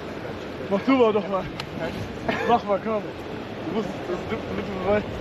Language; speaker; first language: German; native; German